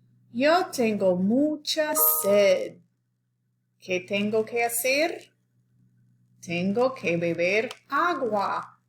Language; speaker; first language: Spanish; non-native, fluent; English